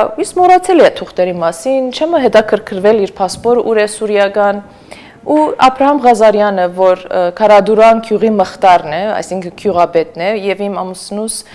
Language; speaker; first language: Armenian; native; Armenian